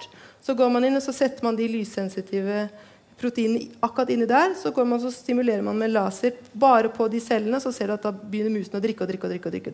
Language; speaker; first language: Norwegian; native; Norwegian